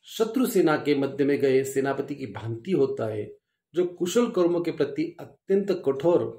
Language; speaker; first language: Hindi; non-native, local second language; Marathi